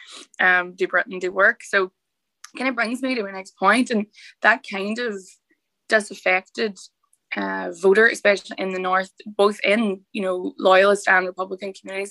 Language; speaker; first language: English; native; English